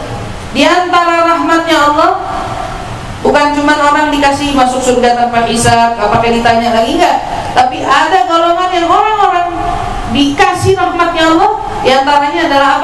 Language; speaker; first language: Indonesian; native; Indonesian